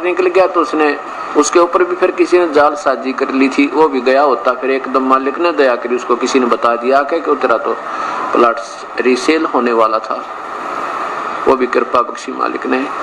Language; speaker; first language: Hindi; non-native, local second language; Haryanvi